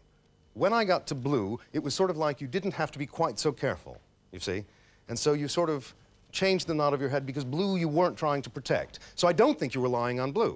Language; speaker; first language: English; native; English